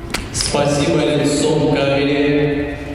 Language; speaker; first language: Russian; native; Russian